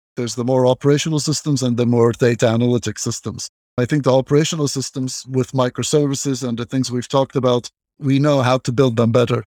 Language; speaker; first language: English; non-native, fluent; Turkish